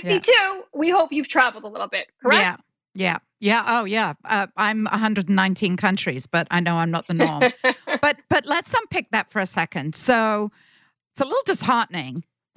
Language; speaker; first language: English; native; English